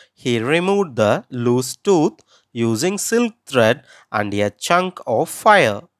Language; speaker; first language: English; non-native, local second language; Tamil